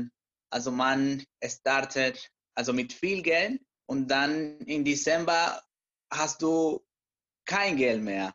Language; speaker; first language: German; non-native, learner; Spanish